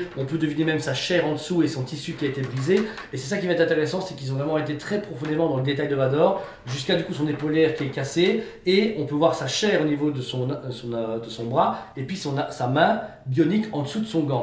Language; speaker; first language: French; native; French